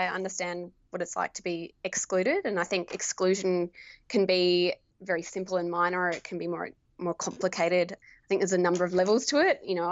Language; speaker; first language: English; native; English